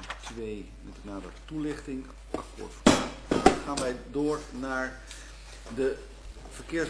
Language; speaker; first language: Dutch; native; Dutch